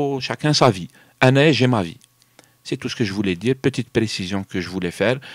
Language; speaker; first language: French; non-native, local second language; Arabic